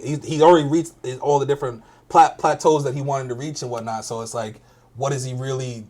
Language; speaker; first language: English; native; English